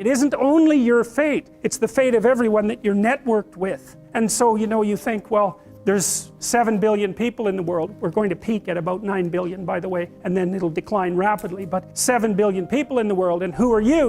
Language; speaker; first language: English; native; English